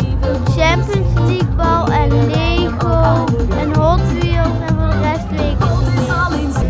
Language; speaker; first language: Dutch; native; Dutch